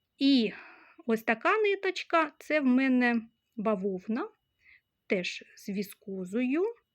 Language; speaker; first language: Ukrainian; non-native, local second language; Russian